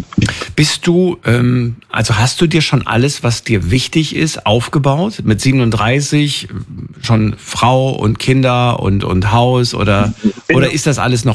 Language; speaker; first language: German; native; German